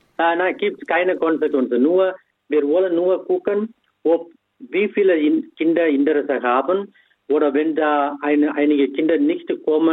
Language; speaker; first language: German; non-native, fluent; Tamil